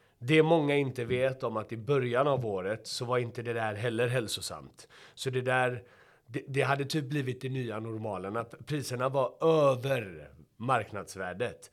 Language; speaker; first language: Swedish; early bilingual, other home language; Persian